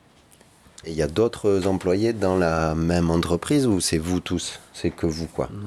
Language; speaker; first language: French; native; French